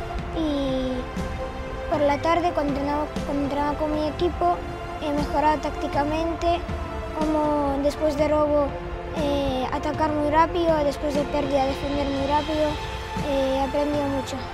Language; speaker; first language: Spanish; non-native, fluent; Romanian